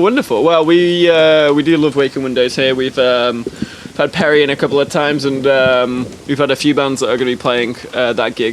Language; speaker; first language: English; native; English